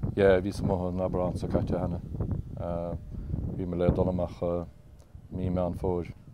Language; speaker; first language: Irish; native; Irish